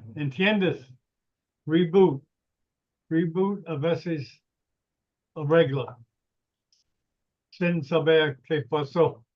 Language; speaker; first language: Spanish; non-native, learner; English